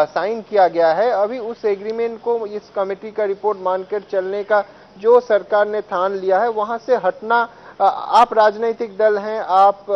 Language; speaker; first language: Hindi; non-native, local second language; Bangla